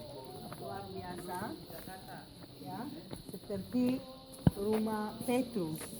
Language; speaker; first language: Indonesian; non-native, fluent; Hebrew